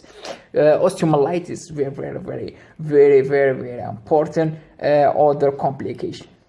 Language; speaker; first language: English; non-native, local second language; Arabic